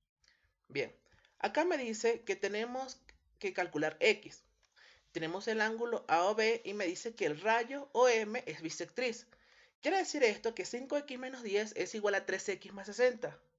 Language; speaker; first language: Spanish; native; Spanish